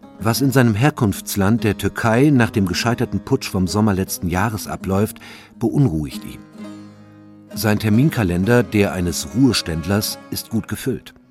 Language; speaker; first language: German; native; German